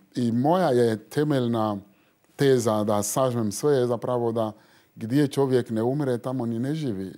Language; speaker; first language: Croatian; non-native, fluent; Fon